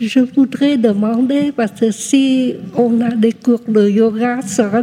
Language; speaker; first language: French; non-native, local second language; Vietnamese